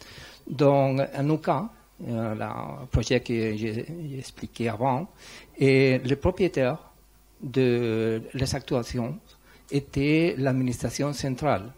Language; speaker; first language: French; non-native, learner; Spanish